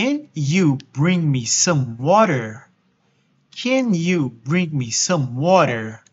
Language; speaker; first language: English; non-native, fluent; Portuguese